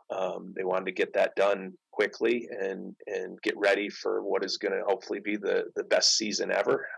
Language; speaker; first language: English; native; English